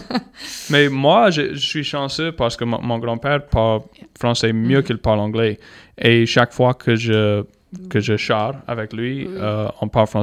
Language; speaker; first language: French; non-native, local second language; English